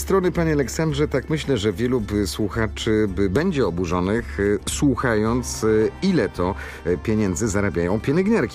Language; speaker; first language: Polish; native; Polish